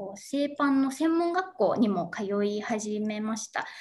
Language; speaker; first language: Japanese; native; Japanese